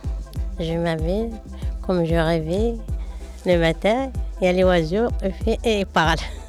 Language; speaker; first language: French; non-native, learner; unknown